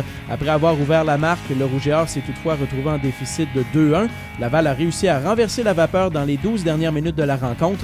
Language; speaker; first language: French; native; French